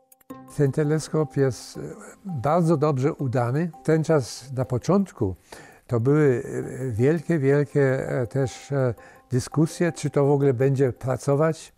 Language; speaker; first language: Polish; early bilingual, heritage; Polish